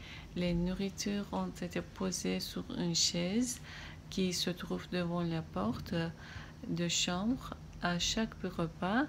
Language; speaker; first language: French; non-native, fluent; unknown